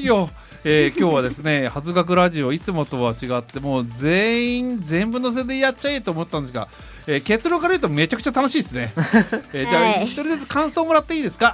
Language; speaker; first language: Japanese; native; Japanese